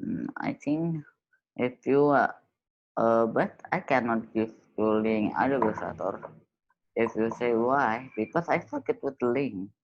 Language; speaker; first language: English; non-native, learner; Indonesian